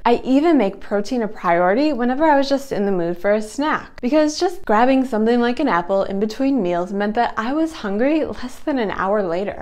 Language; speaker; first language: English; native; English